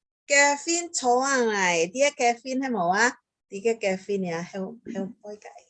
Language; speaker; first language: Chinese; early bilingual, heritage; Chinese